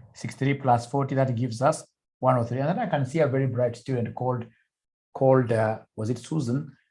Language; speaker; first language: English; non-native, local second language; Swahili